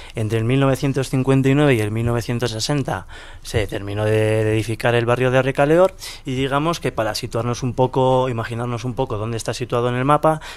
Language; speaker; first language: Spanish; native; Spanish